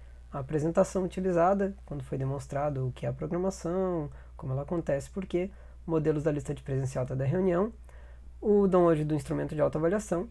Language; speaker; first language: Portuguese; native; Portuguese